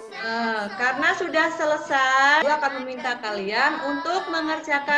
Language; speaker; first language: Indonesian; native; Indonesian